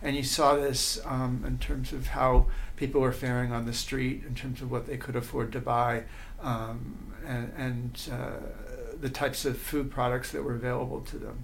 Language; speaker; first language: English; native; English